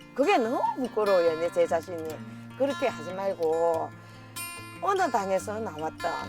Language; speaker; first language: Korean; native; Korean